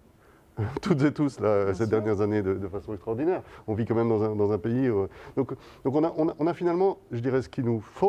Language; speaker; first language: French; native; French